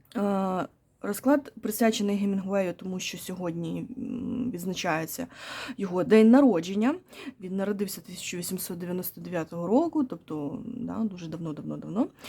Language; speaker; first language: Ukrainian; non-native, local second language; Russian